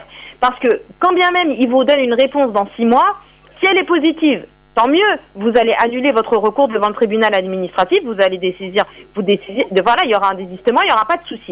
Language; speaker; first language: French; native; French